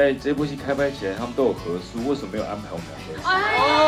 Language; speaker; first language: Chinese; native; Chinese